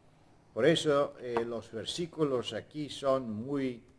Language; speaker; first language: Spanish; non-native, fluent; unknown